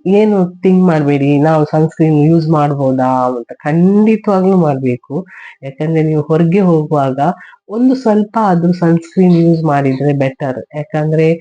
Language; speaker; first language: Kannada; non-native, local second language; Tulu